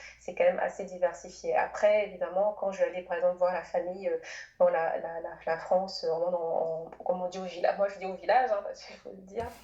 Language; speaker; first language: French; native; French